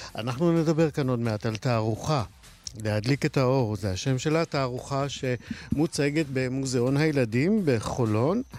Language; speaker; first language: Hebrew; native; Hebrew